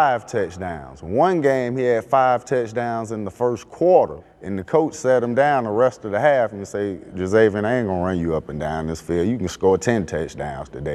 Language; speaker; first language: English; native; English